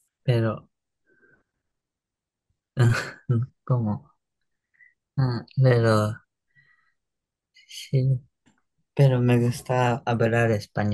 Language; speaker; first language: Spanish; non-native, learner; Japanese